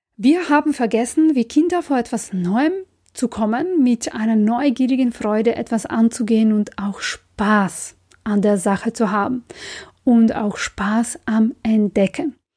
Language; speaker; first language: German; non-native, fluent; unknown